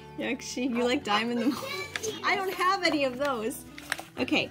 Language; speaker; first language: English; early bilingual, other home language; Japanese